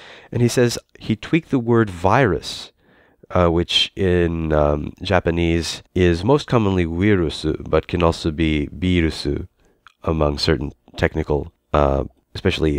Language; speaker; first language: English; native; English